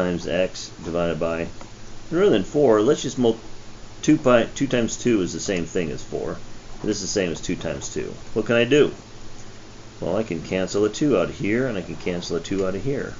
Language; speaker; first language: English; native; English